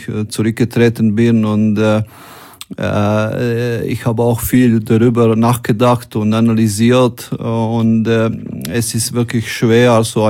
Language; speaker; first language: German; non-native, fluent; Croatian